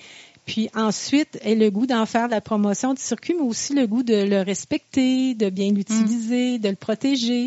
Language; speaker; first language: French; native; French